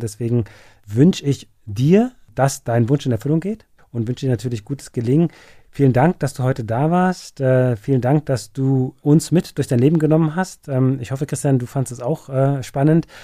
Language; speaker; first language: German; native; German